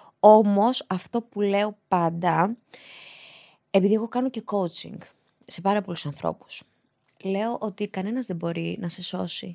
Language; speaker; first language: Greek; early bilingual, other home language; Albanian